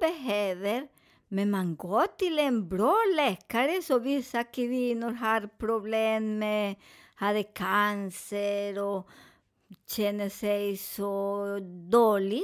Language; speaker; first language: Swedish; non-native, learner; Spanish